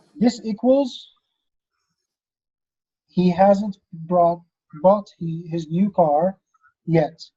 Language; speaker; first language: English; non-native, fluent; Arabic